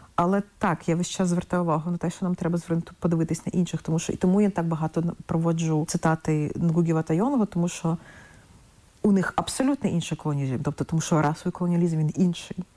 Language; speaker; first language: Ukrainian; non-native, local second language; Russian